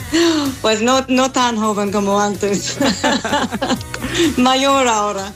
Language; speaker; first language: Spanish; non-native, learner; English